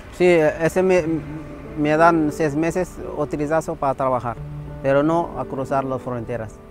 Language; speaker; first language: Spanish; non-native, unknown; Wolof